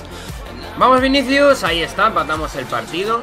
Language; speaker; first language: Spanish; native; Spanish